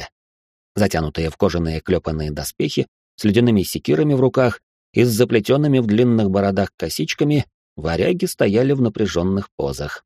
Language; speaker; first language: Russian; native; Russian